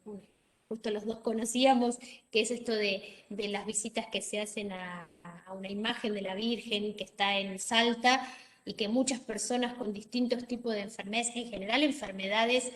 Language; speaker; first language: Spanish; native; Spanish